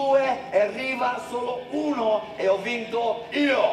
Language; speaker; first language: Italian; non-native, fluent; English